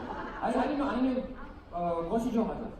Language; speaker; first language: Korean; non-native, learner; Bulgarian